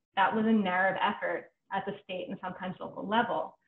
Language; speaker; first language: English; native; English